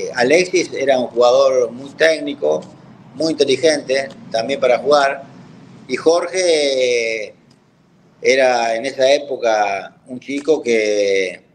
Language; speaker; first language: Spanish; native; Spanish